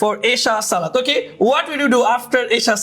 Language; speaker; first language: English; non-native, fluent; Bangla